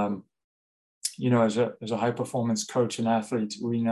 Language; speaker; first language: English; native; English